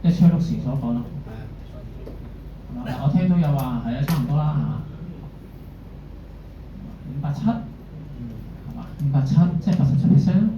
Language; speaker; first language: Cantonese; native; Cantonese